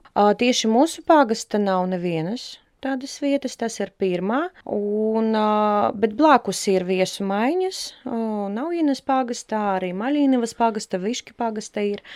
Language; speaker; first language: Latvian; non-native, local second language; Russian